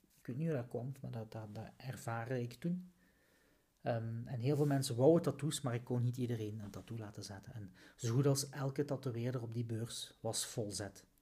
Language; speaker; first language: Dutch; native; Dutch